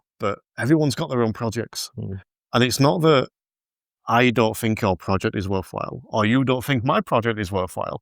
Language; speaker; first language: English; native; English